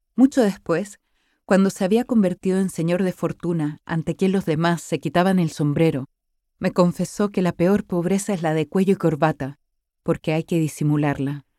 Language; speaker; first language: Spanish; native; Spanish